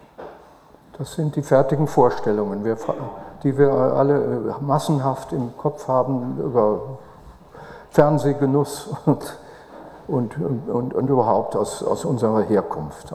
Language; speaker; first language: German; native; German